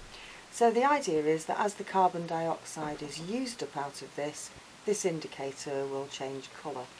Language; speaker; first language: English; native; English